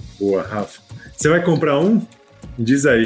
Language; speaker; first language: Portuguese; native; Portuguese